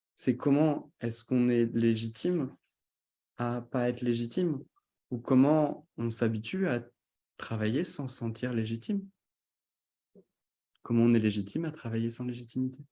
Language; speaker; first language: French; native; French